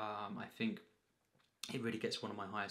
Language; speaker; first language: English; native; English